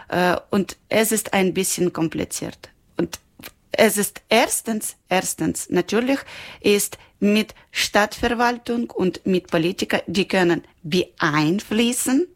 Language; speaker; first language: German; non-native, learner; Ukrainian